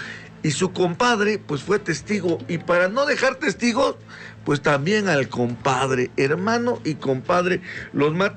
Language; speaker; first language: Spanish; native; Spanish